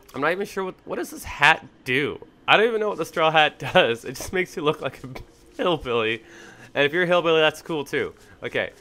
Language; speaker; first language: English; native; English